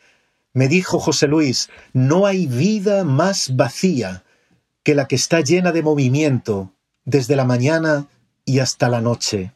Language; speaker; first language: Spanish; native; Spanish